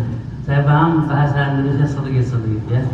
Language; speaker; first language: Indonesian; non-native, learner; Arabic